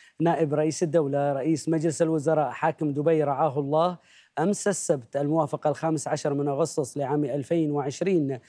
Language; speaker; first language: Arabic; native; Arabic